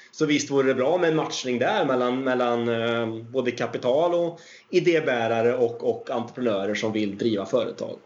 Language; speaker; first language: Swedish; native; Swedish